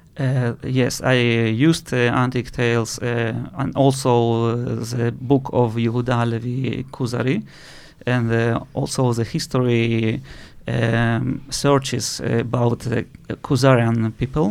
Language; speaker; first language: English; non-native, learner; Russian